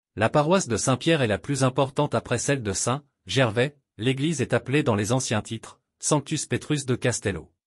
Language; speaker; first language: French; native; French